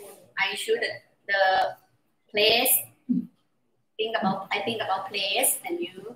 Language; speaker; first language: English; non-native, learner; Thai